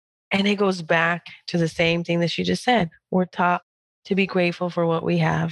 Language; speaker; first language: English; early bilingual, other home language; Spanish